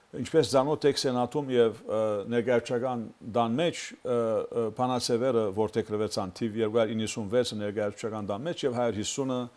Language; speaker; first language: Armenian; early bilingual, heritage; Armenian